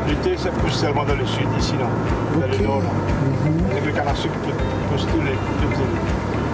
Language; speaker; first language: French; non-native, local second language; Morisyen